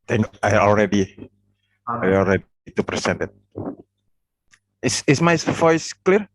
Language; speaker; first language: English; non-native, fluent; Indonesian